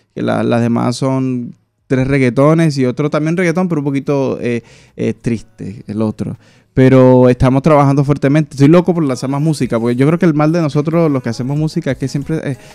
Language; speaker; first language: Spanish; native; Spanish